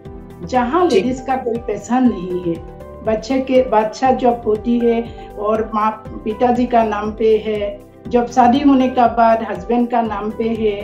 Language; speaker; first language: Hindi; non-native, local second language; Assamese